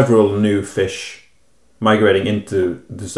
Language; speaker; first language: English; non-native, fluent; Norwegian